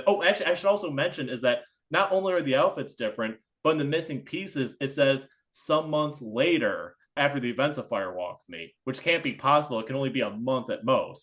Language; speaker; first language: English; native; English